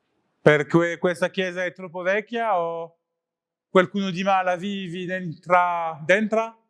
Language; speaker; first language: Italian; non-native, learner; French